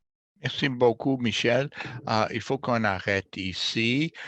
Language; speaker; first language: French; non-native, fluent; English